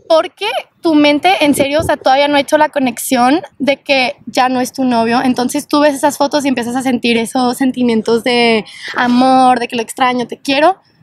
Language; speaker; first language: Spanish; early bilingual, heritage; Spanish